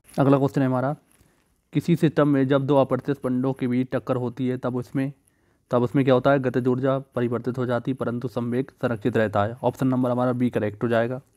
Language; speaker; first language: Hindi; native; Hindi